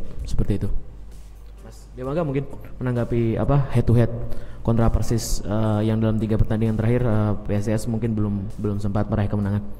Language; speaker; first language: Indonesian; native; Indonesian